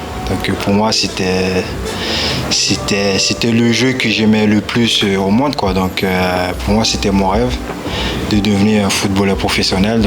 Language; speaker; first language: French; non-native, local second language; Haitian Creole